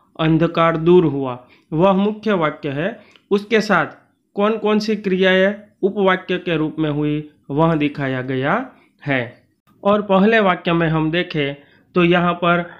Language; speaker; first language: Hindi; non-native, local second language; Gujarati